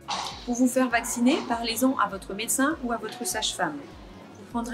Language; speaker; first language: French; native; French